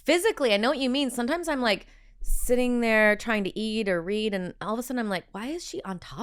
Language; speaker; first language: English; native; English